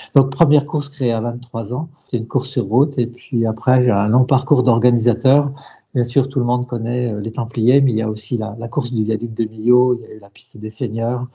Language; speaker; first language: French; native; French